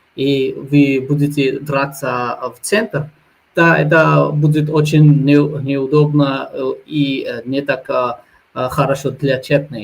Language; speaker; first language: Russian; non-native, learner; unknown